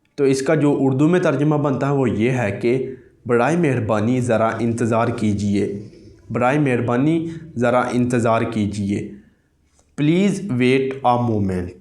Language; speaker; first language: Urdu; non-native, local second language; Punjabi